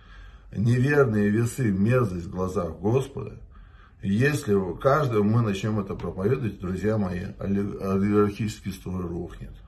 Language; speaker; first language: Russian; native; Russian